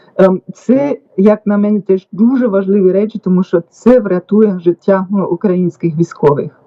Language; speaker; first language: Ukrainian; non-native, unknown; German